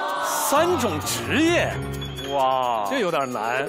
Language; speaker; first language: Chinese; native; Chinese